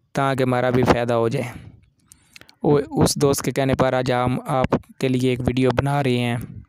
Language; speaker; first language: Urdu; non-native, local second language; Punjabi